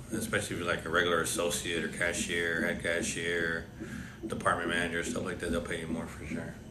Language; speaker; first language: English; early bilingual, other home language; Spanish